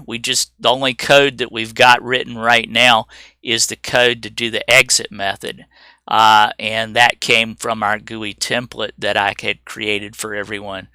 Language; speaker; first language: English; native; English